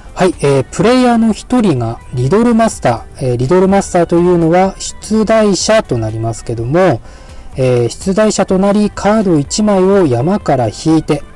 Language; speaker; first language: Japanese; native; Japanese